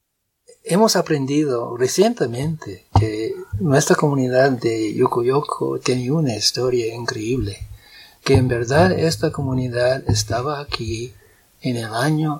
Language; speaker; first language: Spanish; non-native, fluent; English